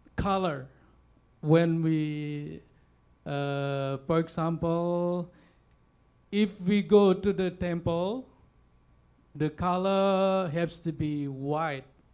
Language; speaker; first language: English; non-native, fluent; Balinese